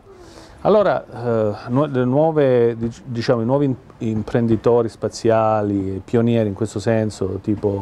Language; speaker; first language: Italian; native; Italian